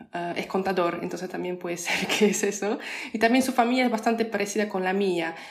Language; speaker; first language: Spanish; non-native, fluent; Polish